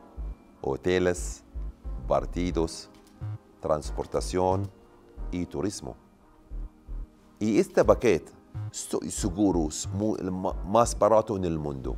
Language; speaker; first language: Spanish; non-native, learner; Arabic